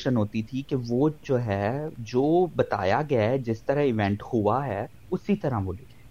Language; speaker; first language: Urdu; non-native, local second language; Punjabi